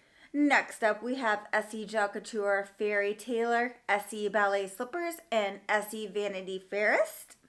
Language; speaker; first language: English; native; English